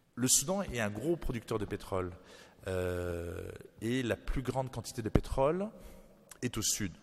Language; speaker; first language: French; native; French